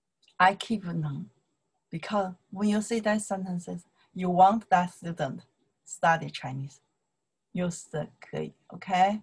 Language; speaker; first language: English; non-native, learner; Chinese